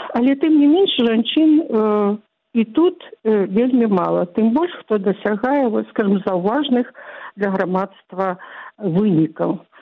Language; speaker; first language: Belarusian; non-native, local second language; Russian